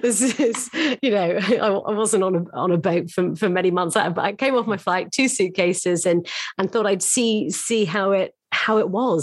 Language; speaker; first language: English; native; English